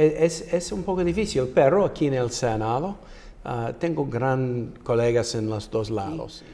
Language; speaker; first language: Spanish; non-native, fluent; English